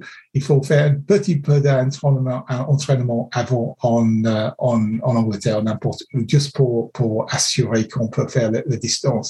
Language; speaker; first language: French; non-native, fluent; English